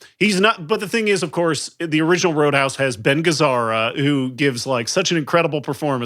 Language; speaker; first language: English; native; English